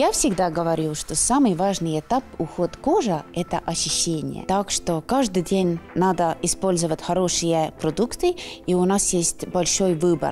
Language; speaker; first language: Russian; non-native, local second language; Estonian